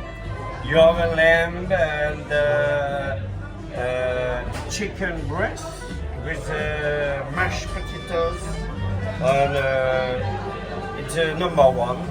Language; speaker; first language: English; non-native, learner; French